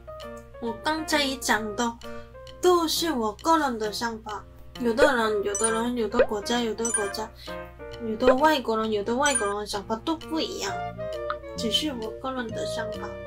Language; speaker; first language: Chinese; non-native, learner; Korean